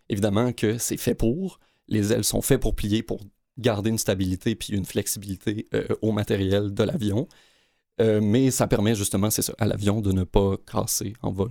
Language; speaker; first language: French; native; French